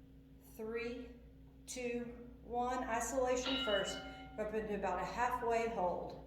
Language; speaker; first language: English; native; English